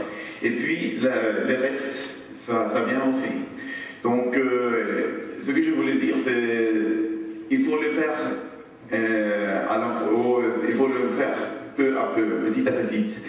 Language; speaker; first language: French; non-native, learner; Swedish